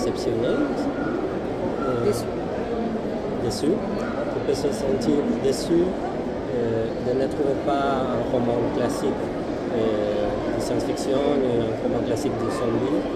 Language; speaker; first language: French; non-native, fluent; Spanish